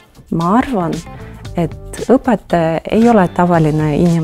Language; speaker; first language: Estonian; non-native, local second language; Russian